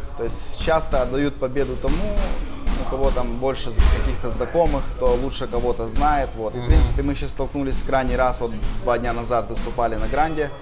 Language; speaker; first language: Russian; non-native, local second language; Ukrainian